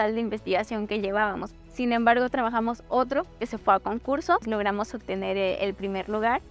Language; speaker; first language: Spanish; native; Spanish